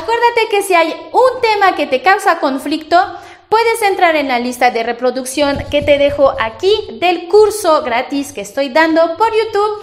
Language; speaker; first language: Spanish; non-native, fluent; French